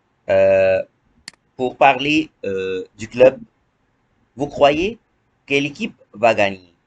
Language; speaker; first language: French; non-native, fluent; Arabic